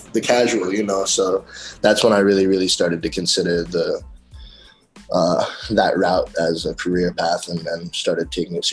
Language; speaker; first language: English; native; English